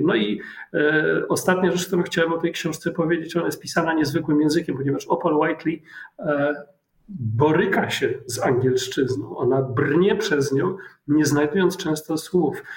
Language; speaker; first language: Polish; native; Polish